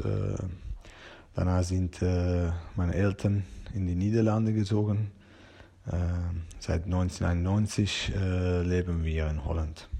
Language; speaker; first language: German; non-native, fluent; Persian